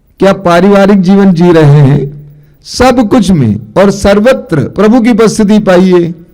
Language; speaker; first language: Hindi; non-native, local second language; Malayalam